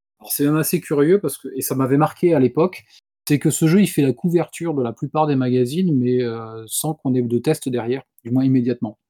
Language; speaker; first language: French; native; French